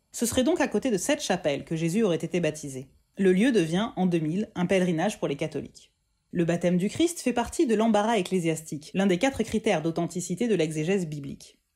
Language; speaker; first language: French; native; French